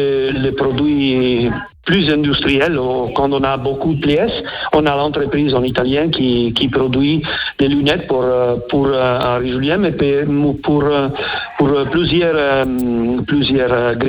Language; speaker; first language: French; non-native, fluent; Italian